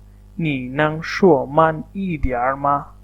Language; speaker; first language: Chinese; non-native, fluent; Urdu